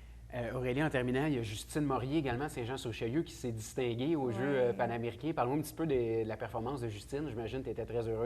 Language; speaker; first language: French; native; French